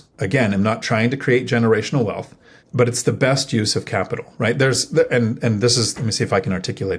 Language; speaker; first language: English; native; English